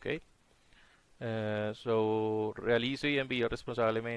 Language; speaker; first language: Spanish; native; Spanish